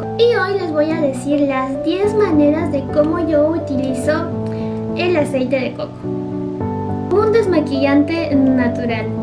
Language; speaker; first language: Spanish; native; Spanish